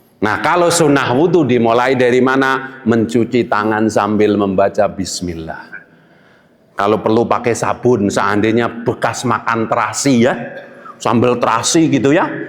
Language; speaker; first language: Indonesian; non-native, local second language; Javanese